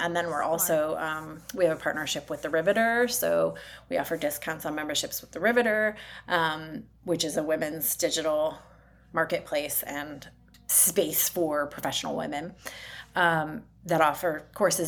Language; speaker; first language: English; native; English